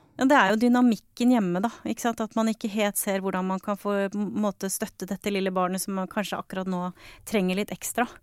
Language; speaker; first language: Norwegian; native; Norwegian